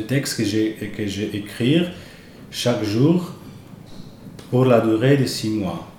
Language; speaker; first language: French; non-native, fluent; Italian